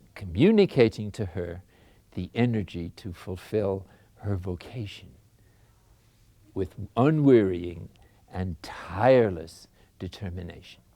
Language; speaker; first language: English; native; English